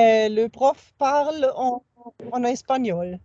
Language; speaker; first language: French; non-native, fluent; German